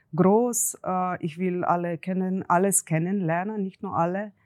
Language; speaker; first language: German; non-native, fluent; Slovenian